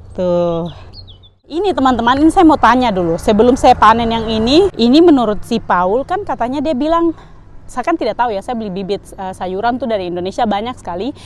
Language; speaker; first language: Indonesian; native; Indonesian